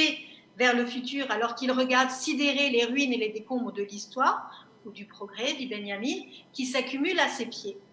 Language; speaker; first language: French; native; French